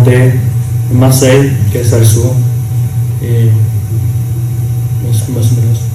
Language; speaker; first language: Spanish; non-native, learner; French